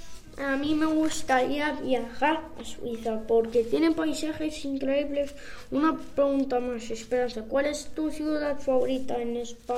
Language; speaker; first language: Spanish; early bilingual, other home language; Arabic